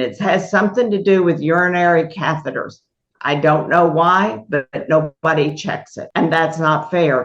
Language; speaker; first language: English; native; English